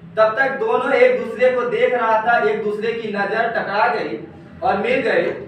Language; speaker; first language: Hindi; native; Hindi